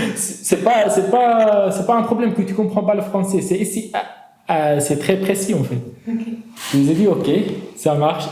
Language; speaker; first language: French; non-native, fluent; Arabic